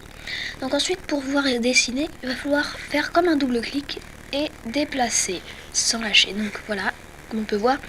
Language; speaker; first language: French; native; French